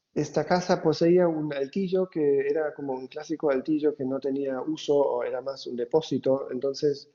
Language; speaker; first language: Spanish; non-native, fluent; German